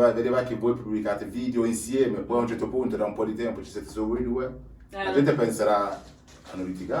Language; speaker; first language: Italian; native; Italian